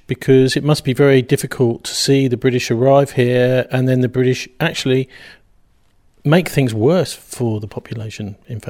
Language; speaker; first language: English; native; English